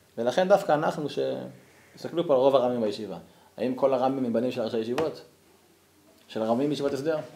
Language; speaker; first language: Hebrew; native; Hebrew